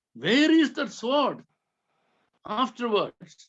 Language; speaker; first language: English; non-native, local second language; Malayalam